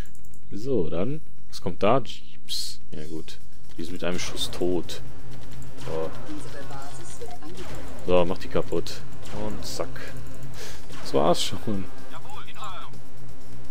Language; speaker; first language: German; native; German